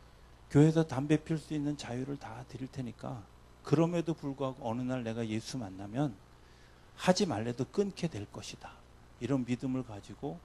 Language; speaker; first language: Korean; native; Korean